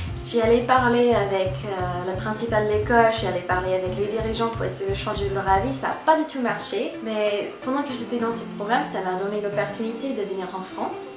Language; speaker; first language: French; non-native, fluent; English